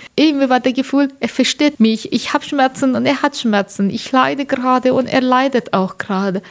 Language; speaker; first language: German; non-native, learner; Persian